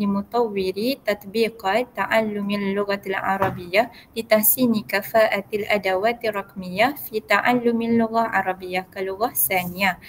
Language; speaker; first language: Arabic; non-native, learner; Malay